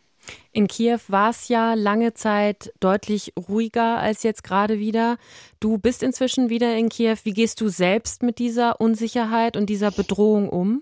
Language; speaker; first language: German; native; German